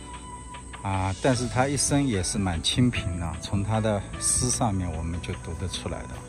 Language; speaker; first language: Chinese; native; Chinese